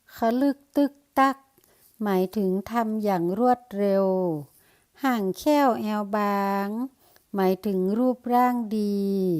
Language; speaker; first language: Thai; native; Thai